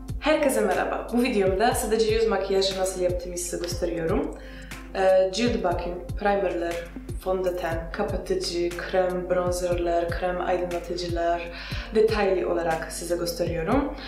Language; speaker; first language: Turkish; non-native, fluent; Russian